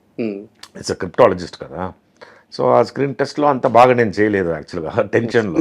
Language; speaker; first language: Telugu; non-native, fluent; Tamil